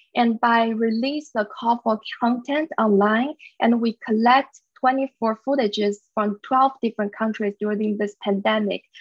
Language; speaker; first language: English; non-native, fluent; Chinese